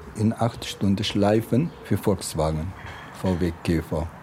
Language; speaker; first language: German; non-native, fluent; Italian